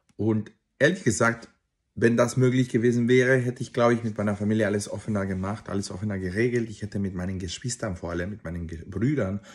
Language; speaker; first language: German; non-native, fluent; Spanish